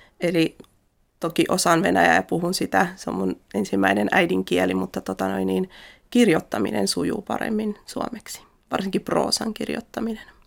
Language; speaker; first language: Finnish; early bilingual, other home language; Russian